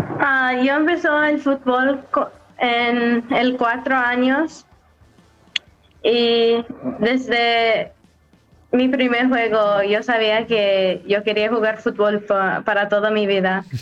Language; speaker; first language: Spanish; early bilingual, heritage; English